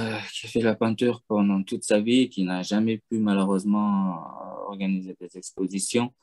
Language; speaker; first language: French; non-native, fluent; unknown